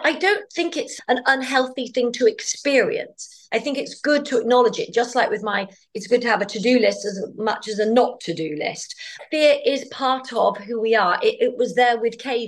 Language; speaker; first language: English; native; English